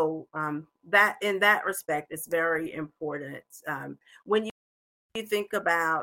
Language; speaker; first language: English; native; English